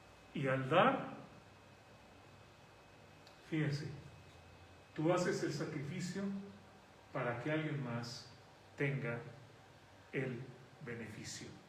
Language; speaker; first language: Spanish; native; Spanish